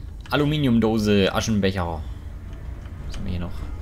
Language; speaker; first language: German; native; German